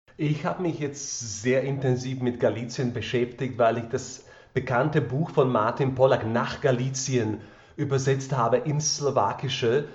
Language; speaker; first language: German; non-native, fluent; Slovak